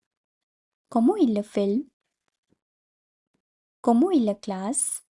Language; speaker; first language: French; non-native, fluent; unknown